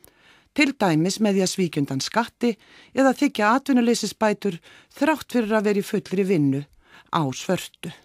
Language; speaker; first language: Icelandic; native; Icelandic